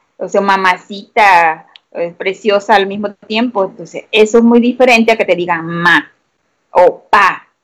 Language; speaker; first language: Spanish; native; Spanish